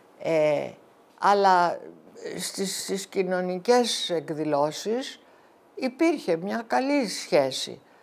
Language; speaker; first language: Greek; early bilingual, heritage; Greek